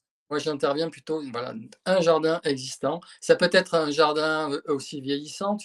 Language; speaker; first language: French; native; French